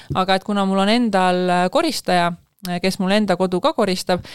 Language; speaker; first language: Estonian; native; Estonian